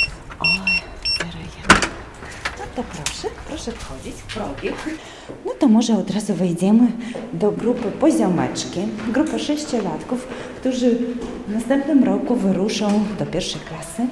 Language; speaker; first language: Polish; non-native, local second language; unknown